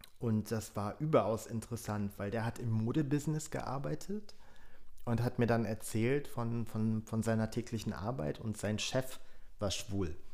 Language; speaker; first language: German; early bilingual, other home language; Polish